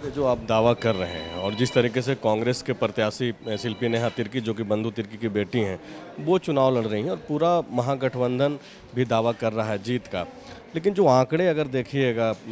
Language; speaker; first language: Hindi; native; Hindi